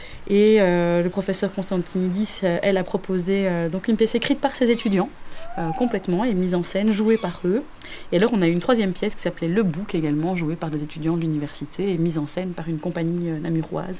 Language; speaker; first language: French; native; French